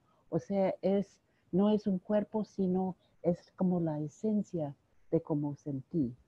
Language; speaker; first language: Spanish; non-native, fluent; English